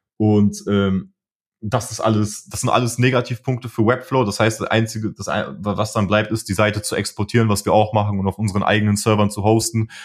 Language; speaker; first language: German; early bilingual, other home language; Polish